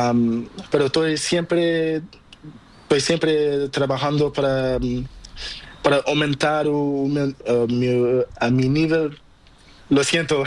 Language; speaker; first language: Spanish; non-native, learner; Portuguese